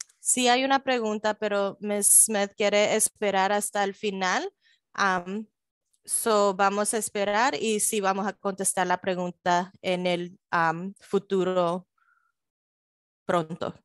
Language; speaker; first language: Spanish; early bilingual, heritage; Spanish